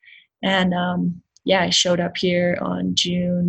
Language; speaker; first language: English; native; English